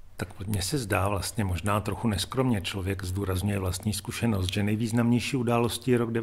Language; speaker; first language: Czech; native; Czech